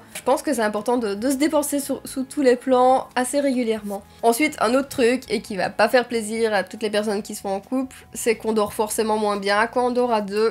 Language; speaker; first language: French; native; French